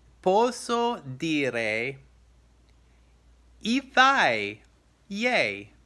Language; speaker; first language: Italian; non-native, learner; English